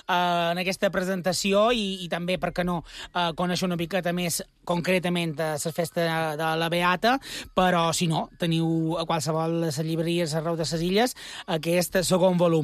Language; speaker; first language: Catalan; native; Catalan